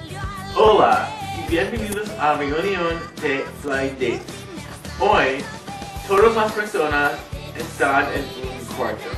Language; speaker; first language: Spanish; non-native, learner; English